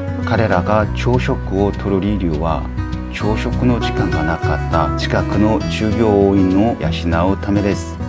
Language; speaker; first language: Japanese; non-native, learner; Korean